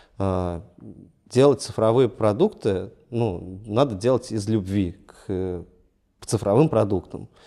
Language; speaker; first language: Russian; native; Russian